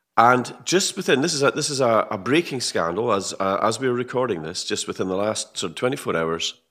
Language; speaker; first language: English; native; English